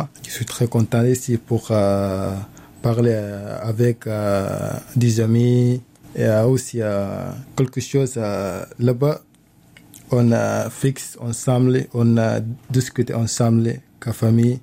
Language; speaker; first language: French; non-native, learner; Arabic